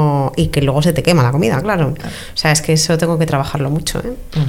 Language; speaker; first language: Spanish; native; Spanish